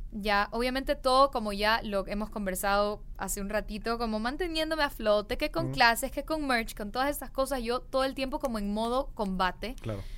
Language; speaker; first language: Spanish; native; Spanish